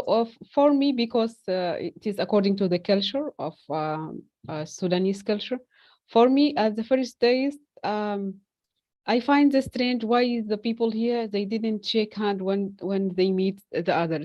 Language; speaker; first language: English; non-native, fluent; Arabic